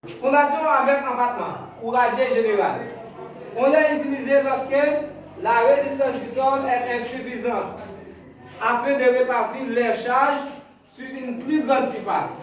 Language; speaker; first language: French; non-native, local second language; Haitian Creole